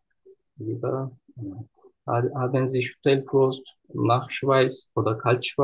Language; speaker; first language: German; non-native, learner; Turkish